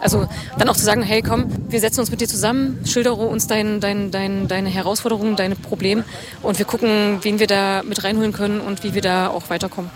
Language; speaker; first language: German; native; German